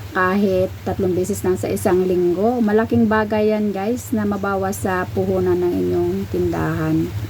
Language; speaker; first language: Filipino; non-native, local second language; Cebuano